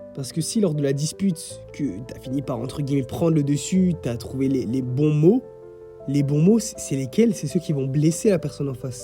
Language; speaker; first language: French; native; French